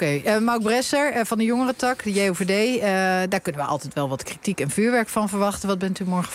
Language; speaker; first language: Dutch; native; Dutch